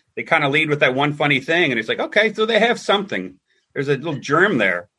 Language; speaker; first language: English; native; English